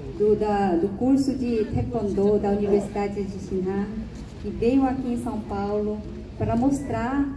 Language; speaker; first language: Portuguese; early bilingual, heritage; Korean